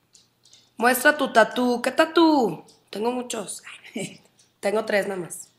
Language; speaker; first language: Spanish; native; Spanish